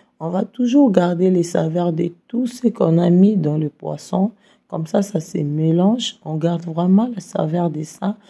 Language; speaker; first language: French; non-native, local second language; Lingala